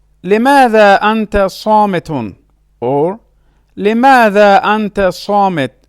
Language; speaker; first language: Arabic; non-native, fluent; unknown